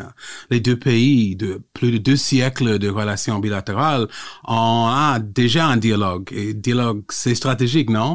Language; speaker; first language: French; non-native, fluent; English